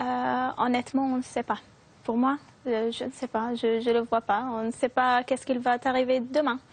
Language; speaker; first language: French; non-native, fluent; Arabic